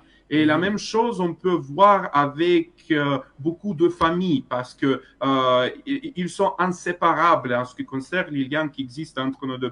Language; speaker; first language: French; non-native, fluent; Russian